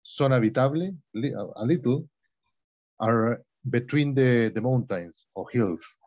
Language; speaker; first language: English; non-native, learner; Spanish